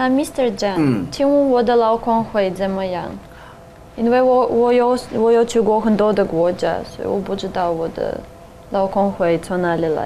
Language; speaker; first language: Chinese; non-native, fluent; Russian